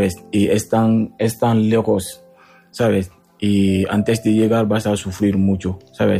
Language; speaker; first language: Spanish; non-native, learner; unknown